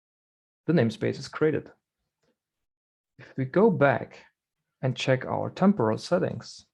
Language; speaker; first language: English; non-native, fluent; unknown